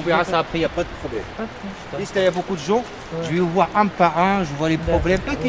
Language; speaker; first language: French; native; French